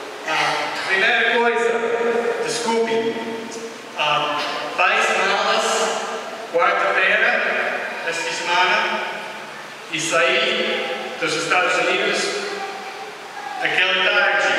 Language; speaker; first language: Portuguese; non-native, learner; English